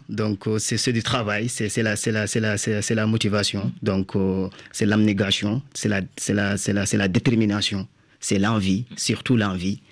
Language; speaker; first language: French; non-native, local second language; Wolof